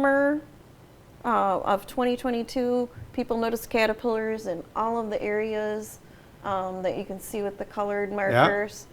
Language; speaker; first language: English; native; English